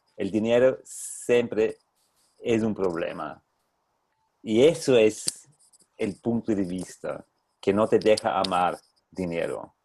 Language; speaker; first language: Spanish; non-native, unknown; German